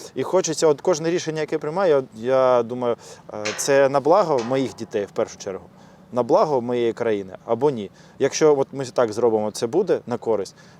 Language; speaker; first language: Ukrainian; non-native, local second language; Russian